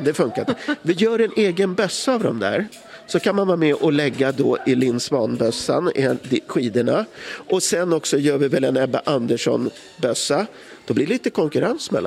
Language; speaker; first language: Swedish; native; Swedish